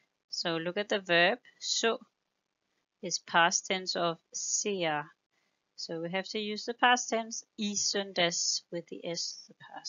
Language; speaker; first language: English; non-native, fluent; Danish